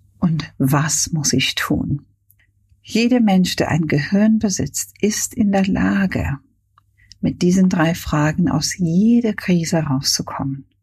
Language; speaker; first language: German; non-native, fluent; Hungarian